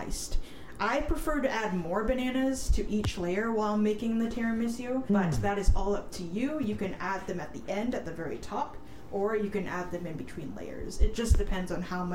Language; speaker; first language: English; native; English